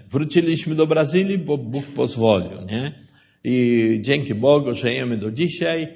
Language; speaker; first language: Polish; non-native, learner; Portuguese